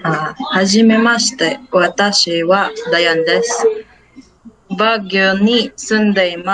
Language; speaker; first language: Japanese; non-native, learner; Filipino